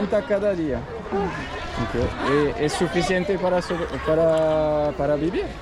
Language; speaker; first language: Spanish; non-native, learner; French